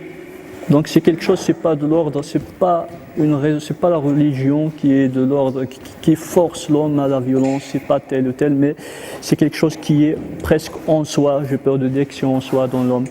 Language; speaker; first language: French; non-native, local second language; Kabyle